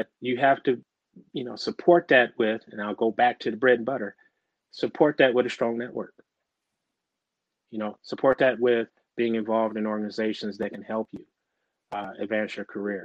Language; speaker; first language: English; native; English